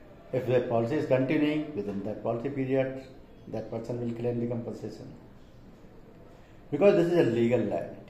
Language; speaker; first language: English; non-native, local second language; Hindi